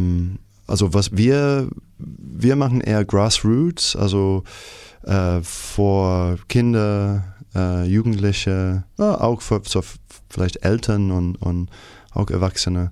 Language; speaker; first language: German; non-native, fluent; English